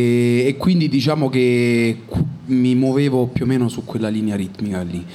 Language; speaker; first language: Italian; native; Italian